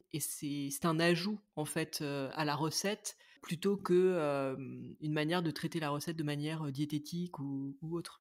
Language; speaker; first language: French; native; French